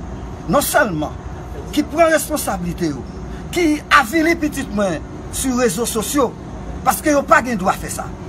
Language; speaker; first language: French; non-native, learner; Haitian Creole